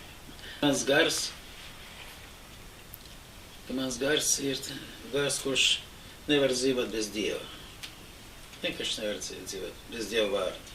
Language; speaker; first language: Latvian; non-native, local second language; Russian